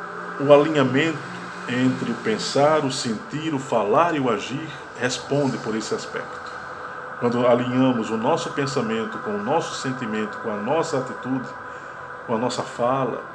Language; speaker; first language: Portuguese; native; Portuguese